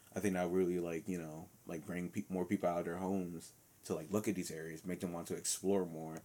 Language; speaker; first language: English; native; English